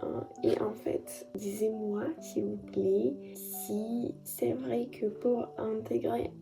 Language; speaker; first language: French; non-native, learner; Russian